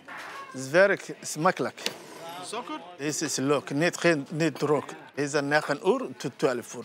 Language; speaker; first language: Dutch; non-native, learner; Somali